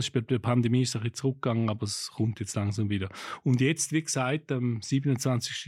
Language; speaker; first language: German; native; German